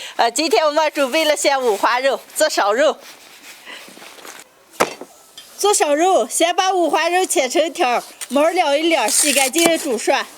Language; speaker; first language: Chinese; native; Chinese